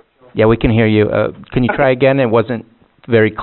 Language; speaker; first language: English; native; English